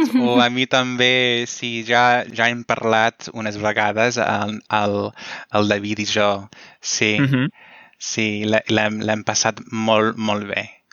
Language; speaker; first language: Catalan; non-native, fluent; English